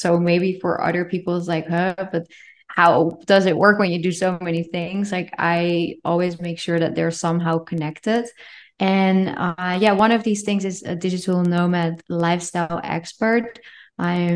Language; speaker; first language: English; non-native, fluent; Dutch